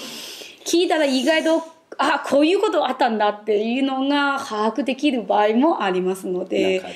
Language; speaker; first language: Japanese; non-native, fluent; Chinese